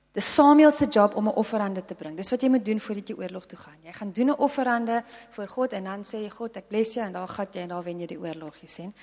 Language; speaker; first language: Afrikaans; non-native, local second language; English